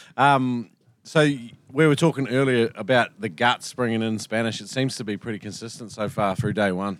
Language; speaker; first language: English; native; English